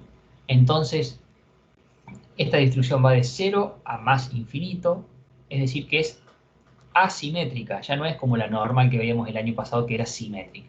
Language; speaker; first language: Spanish; native; Spanish